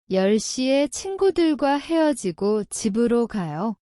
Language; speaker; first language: Korean; non-native, learner; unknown